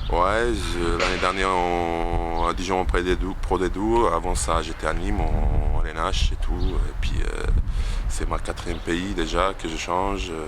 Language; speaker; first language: French; non-native, fluent; Bosnian